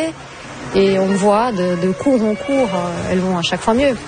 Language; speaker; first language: French; non-native, fluent; Portuguese